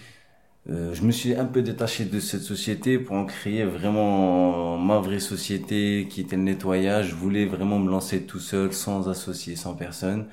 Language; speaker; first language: French; early bilingual, other home language; Arabic